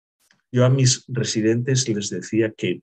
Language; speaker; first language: Spanish; native; Spanish